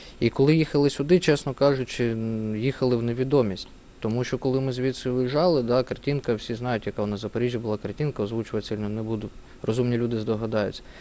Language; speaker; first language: Ukrainian; non-native, local second language; Russian